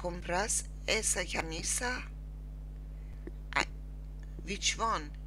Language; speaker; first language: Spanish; non-native, learner; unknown